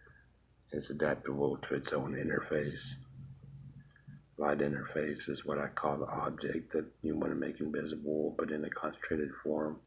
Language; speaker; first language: English; native; English